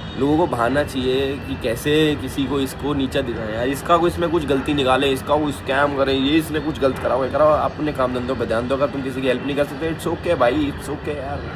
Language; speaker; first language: Hindi; native; Hindi